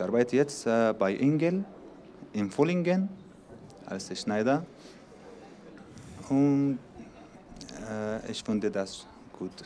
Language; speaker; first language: German; non-native, learner; Arabic